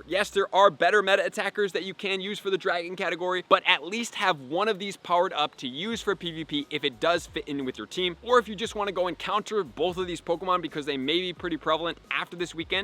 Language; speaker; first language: English; native; English